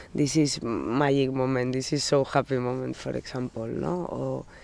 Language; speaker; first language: English; non-native, learner; Spanish